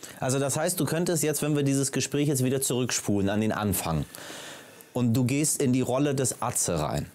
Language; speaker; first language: German; early bilingual, other home language; Persian